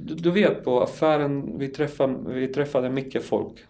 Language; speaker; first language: Swedish; non-native, learner; Arabic